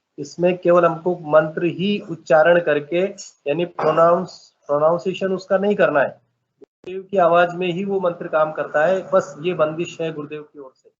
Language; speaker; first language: Hindi; native; Hindi